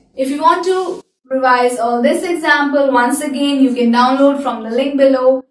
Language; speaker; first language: English; non-native, local second language; Hindi